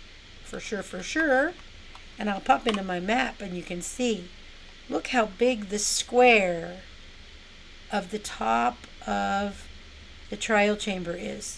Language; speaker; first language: English; native; English